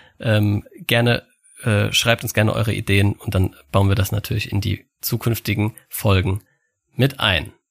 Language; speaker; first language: German; native; German